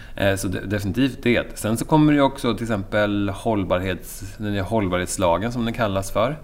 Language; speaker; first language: Swedish; native; Swedish